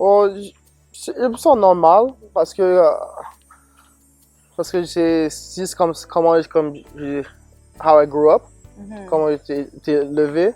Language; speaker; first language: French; non-native, local second language; English